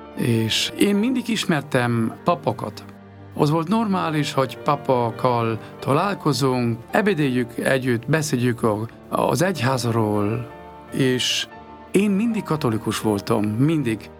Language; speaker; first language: Hungarian; non-native, learner; German